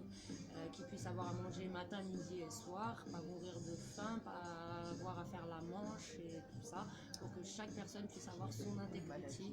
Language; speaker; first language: French; native; French